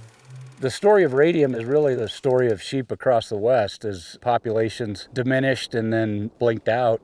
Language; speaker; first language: English; native; English